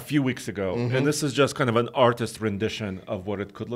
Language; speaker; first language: English; native; English